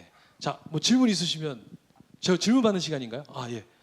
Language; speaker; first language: Korean; native; Korean